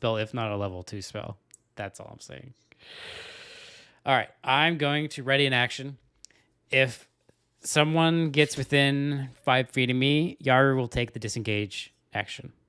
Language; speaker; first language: English; native; English